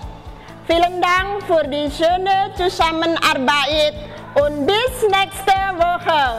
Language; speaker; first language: German; non-native, fluent; Indonesian